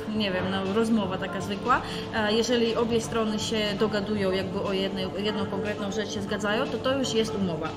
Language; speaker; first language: Polish; non-native, fluent; Georgian